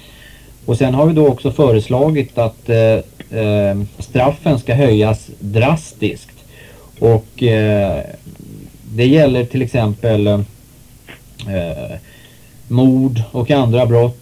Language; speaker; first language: Swedish; native; Swedish